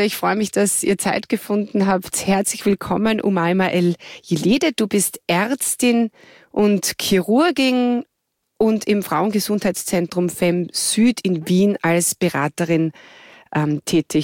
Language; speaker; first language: German; native; German